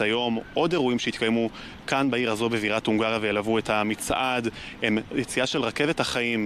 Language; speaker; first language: Hebrew; native; Hebrew